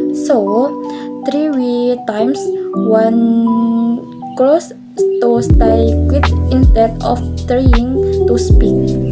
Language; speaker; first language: English; non-native, learner; Indonesian